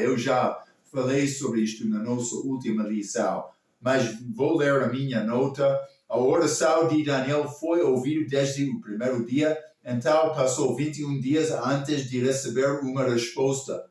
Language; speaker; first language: Portuguese; non-native, learner; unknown